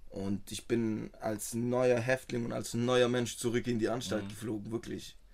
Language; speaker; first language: German; native; German